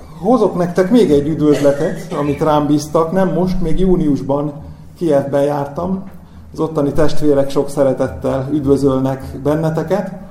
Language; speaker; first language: Hungarian; native; Hungarian